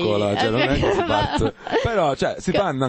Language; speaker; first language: Italian; native; Italian